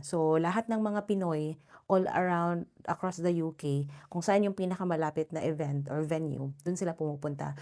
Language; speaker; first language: Filipino; native; Filipino